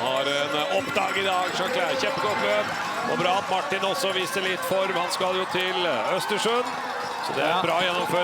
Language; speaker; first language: Norwegian; native; Norwegian